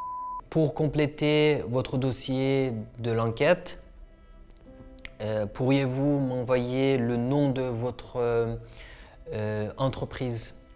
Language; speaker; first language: French; non-native, fluent; Uyghur